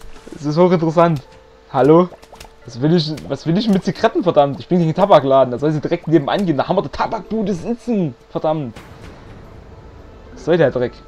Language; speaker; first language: German; native; German